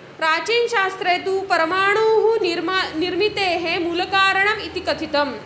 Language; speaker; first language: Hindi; non-native, local second language; Marathi